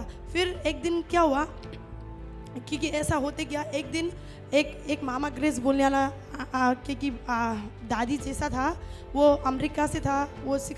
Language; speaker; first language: Hindi; non-native, local second language; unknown